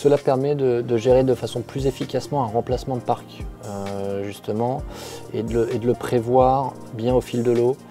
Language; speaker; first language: French; native; French